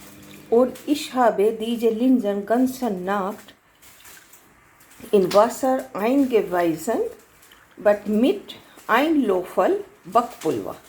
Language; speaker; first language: German; non-native, learner; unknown